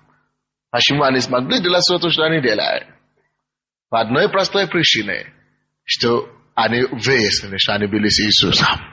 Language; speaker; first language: Russian; non-native, fluent; Yoruba